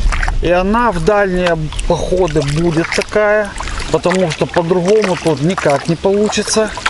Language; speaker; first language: Russian; native; Russian